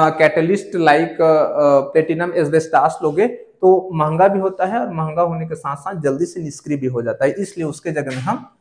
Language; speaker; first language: Hindi; native; Hindi